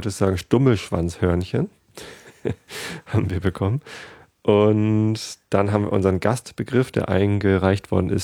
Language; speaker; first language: German; native; German